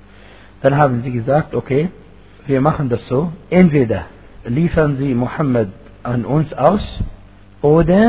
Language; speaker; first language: German; non-native, fluent; Arabic